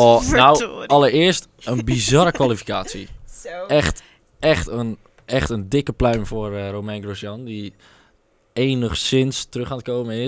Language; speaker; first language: Dutch; native; Dutch